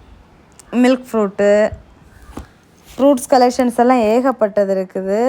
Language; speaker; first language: Tamil; native; Tamil